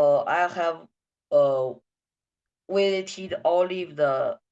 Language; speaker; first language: English; non-native, learner; Chinese